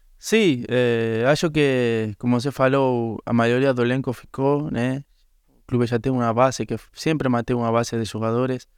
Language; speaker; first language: Portuguese; non-native, learner; Spanish